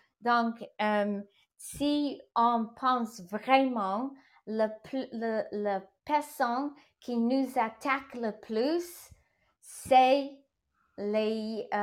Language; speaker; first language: French; non-native, learner; English